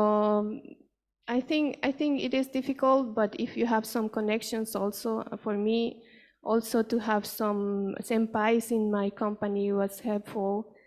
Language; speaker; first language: English; non-native, fluent; Spanish